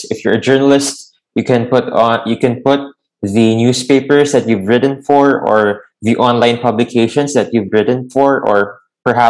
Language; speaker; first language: English; non-native, local second language; Filipino